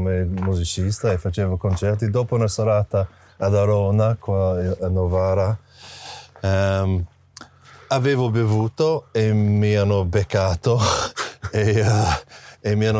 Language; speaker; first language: Italian; non-native, fluent; English